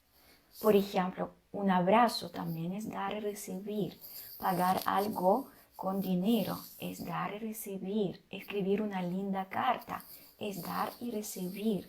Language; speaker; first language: Spanish; non-native, fluent; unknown